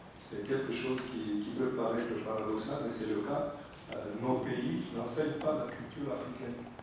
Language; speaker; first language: French; non-native, local second language; Lingala